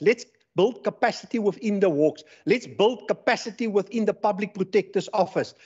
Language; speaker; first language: English; non-native, local second language; Afrikaans